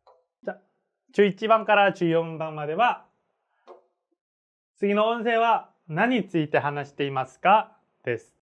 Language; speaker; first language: Japanese; non-native, fluent; Korean